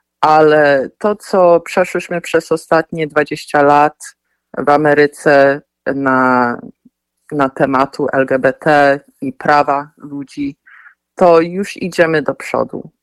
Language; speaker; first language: Polish; early bilingual, heritage; Polish